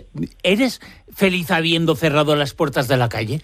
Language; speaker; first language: Spanish; native; Spanish